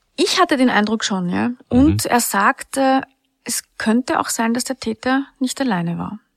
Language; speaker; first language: German; native; German